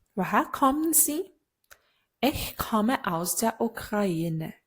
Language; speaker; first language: German; non-native, learner; Ukrainian